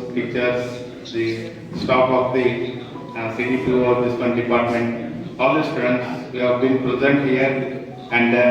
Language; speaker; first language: English; non-native, local second language; Kannada